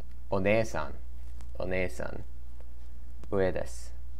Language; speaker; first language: Japanese; non-native, learner; English